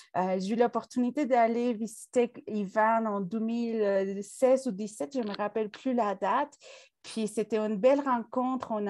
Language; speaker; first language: French; non-native, fluent; Spanish